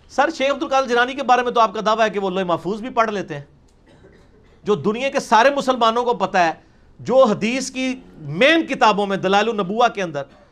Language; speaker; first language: Urdu; native; Urdu